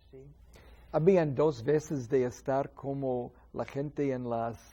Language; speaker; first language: Spanish; non-native, fluent; English